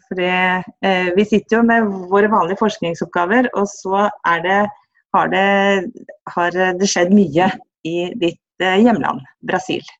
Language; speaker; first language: Norwegian; native; Norwegian